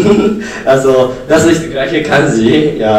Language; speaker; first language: German; non-native, learner; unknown